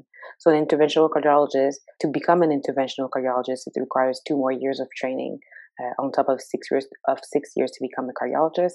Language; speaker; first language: English; native; English